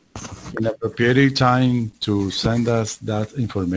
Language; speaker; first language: English; non-native, learner; Spanish